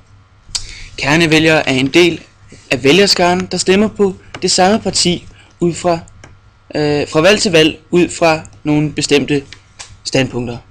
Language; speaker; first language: Danish; native; Danish